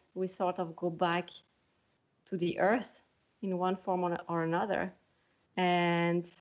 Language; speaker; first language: English; non-native, fluent; French